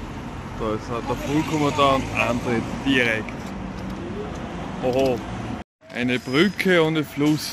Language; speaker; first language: German; native; German